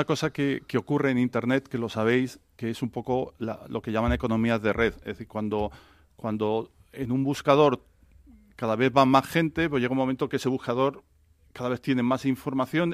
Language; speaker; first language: Spanish; native; Spanish